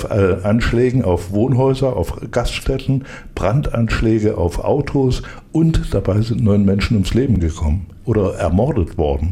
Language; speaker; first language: German; native; German